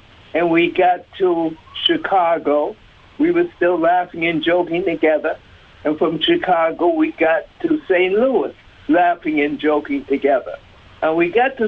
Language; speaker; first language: English; native; English